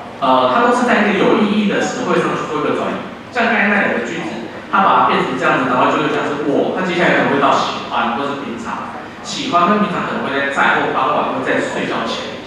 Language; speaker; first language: Chinese; native; Chinese